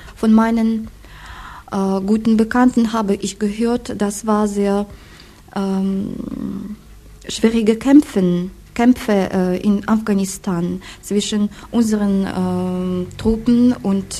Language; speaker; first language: German; non-native, fluent; Russian